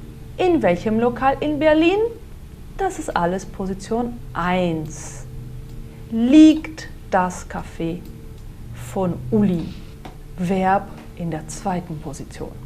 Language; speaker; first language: German; non-native, fluent; Portuguese